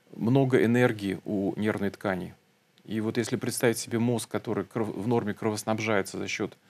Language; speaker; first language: Russian; native; Russian